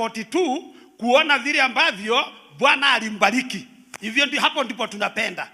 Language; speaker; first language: Swahili; non-native, local second language; Kikuyu